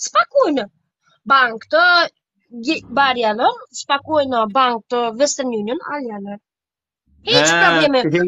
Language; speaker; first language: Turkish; non-native, learner; Turkmen